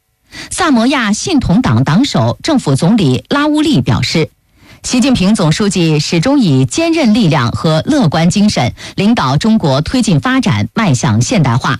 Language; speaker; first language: Chinese; native; Chinese